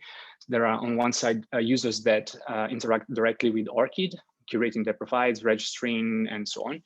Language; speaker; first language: English; non-native, fluent; Italian